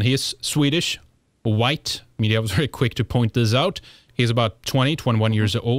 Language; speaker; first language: English; non-native, fluent; Swedish